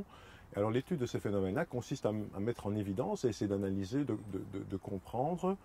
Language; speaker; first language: French; native; French